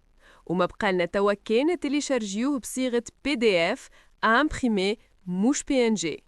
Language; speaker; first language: Arabic; native; Arabic